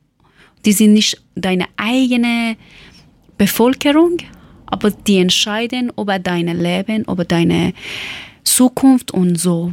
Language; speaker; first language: German; non-native, learner; Persian